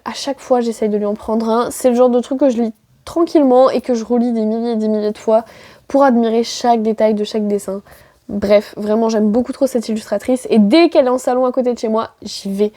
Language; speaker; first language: French; native; French